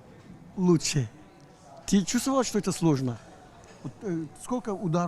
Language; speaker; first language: Russian; non-native, local second language; Tajik